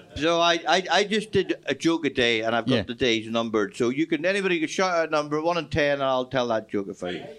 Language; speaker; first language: English; native; English